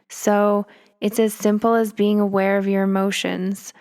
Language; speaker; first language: English; native; English